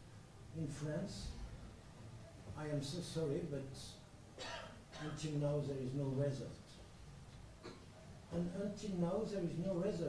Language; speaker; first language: English; non-native, learner; French